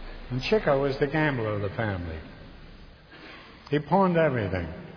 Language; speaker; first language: English; native; English